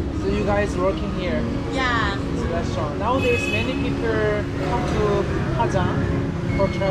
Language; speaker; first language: English; non-native, learner; Korean